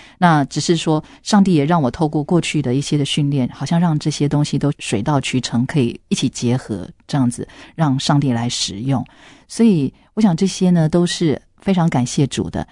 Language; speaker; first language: Chinese; non-native, local second language; Hakka Chinese